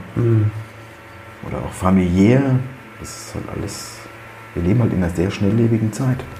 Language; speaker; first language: German; native; German